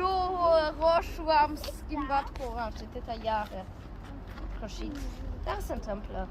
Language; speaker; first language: Romanian; early bilingual, heritage; Romanian